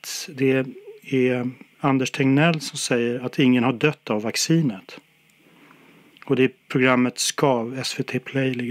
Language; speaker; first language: Swedish; native; Swedish